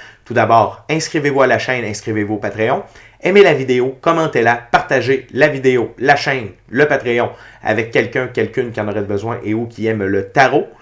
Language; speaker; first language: French; native; French